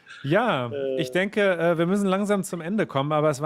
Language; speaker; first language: German; native; German